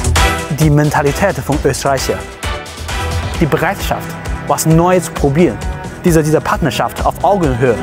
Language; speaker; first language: German; non-native, fluent; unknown